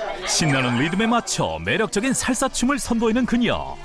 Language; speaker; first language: Korean; native; Korean